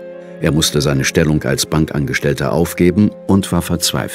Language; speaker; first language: German; native; German